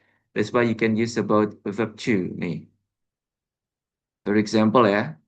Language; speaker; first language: English; non-native, learner; Indonesian